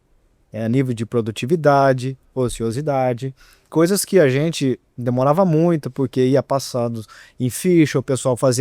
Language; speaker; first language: Portuguese; native; Portuguese